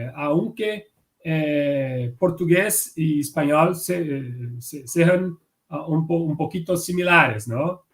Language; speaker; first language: Spanish; non-native, fluent; Portuguese